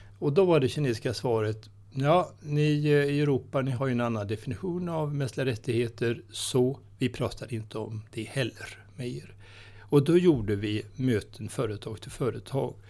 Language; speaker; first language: Swedish; native; Swedish